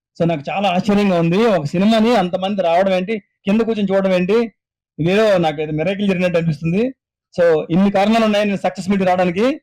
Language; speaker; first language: Telugu; native; Telugu